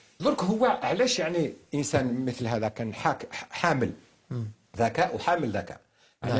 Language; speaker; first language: Arabic; native; Arabic